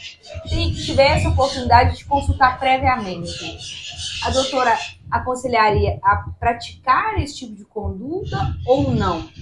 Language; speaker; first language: Portuguese; native; Portuguese